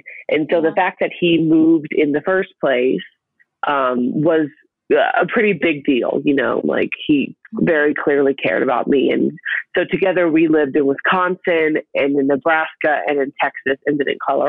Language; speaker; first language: English; native; English